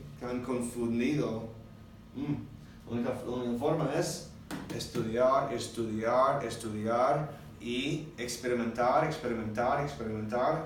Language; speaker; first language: Spanish; non-native, learner; English